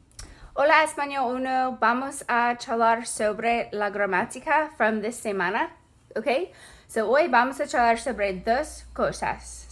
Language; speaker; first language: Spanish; non-native, fluent; English